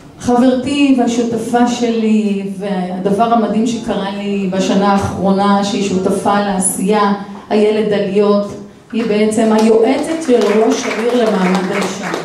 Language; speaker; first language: Hebrew; native; Hebrew